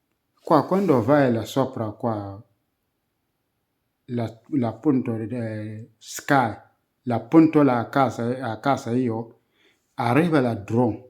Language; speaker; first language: Italian; non-native, learner; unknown